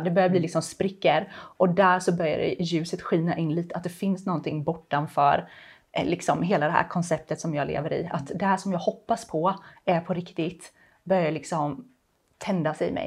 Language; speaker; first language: Swedish; native; Swedish